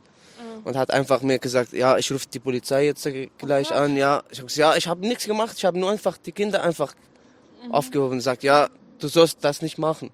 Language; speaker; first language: German; non-native, learner; Arabic